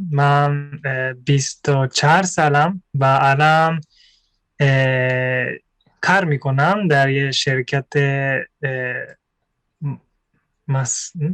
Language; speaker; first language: Persian; non-native, learner; Japanese